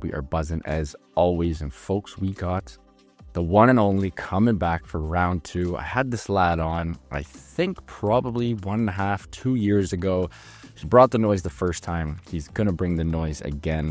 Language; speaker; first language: English; native; English